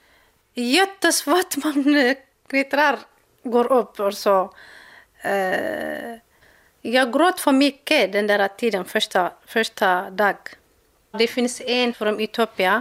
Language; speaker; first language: Swedish; non-native, learner; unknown